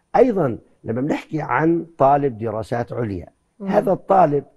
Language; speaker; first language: Arabic; native; Arabic